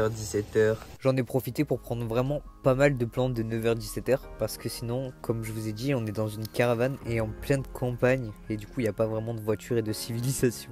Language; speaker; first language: French; native; French